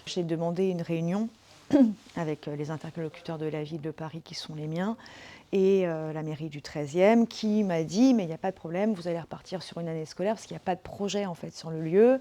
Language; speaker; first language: French; native; French